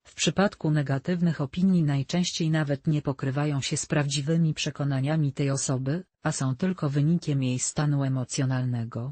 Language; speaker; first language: Polish; native; Polish